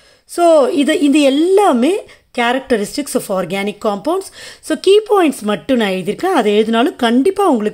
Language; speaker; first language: Tamil; native; Tamil